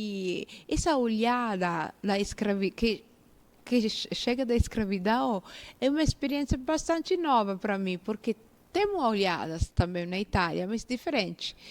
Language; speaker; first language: Portuguese; non-native, fluent; Italian